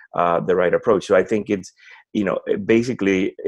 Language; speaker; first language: English; non-native, fluent; Spanish